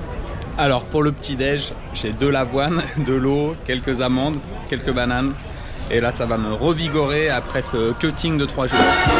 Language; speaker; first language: French; native; French